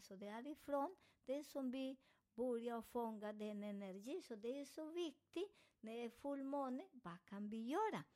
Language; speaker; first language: Swedish; non-native, fluent; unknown